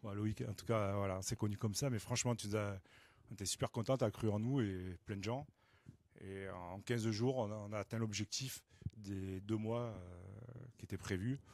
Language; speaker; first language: French; native; French